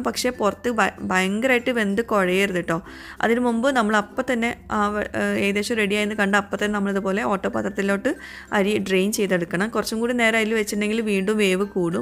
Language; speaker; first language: Malayalam; native; Malayalam